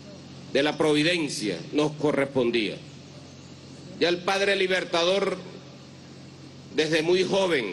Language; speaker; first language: Spanish; native; Spanish